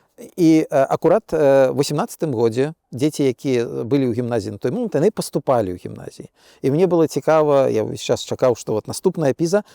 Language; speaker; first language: Belarusian; non-native, local second language; Russian